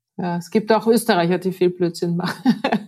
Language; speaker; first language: German; native; German